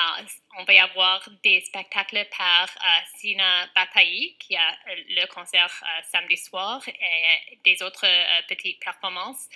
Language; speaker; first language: French; non-native, fluent; English